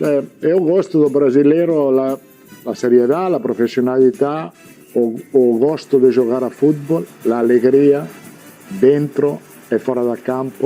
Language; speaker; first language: Portuguese; non-native, learner; Italian